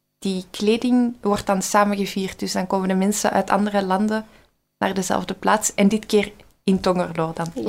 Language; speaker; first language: Dutch; native; Dutch